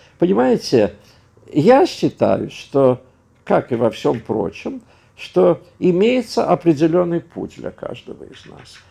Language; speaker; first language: Russian; native; Russian